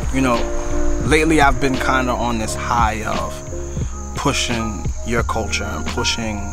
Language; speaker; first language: English; native; English